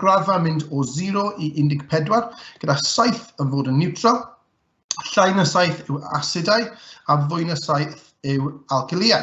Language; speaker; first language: Welsh; native; Welsh